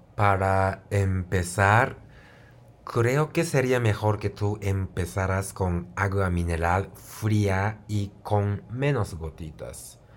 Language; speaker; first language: Spanish; non-native, fluent; Japanese